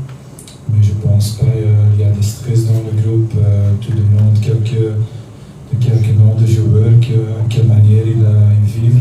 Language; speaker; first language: French; non-native, learner; Dutch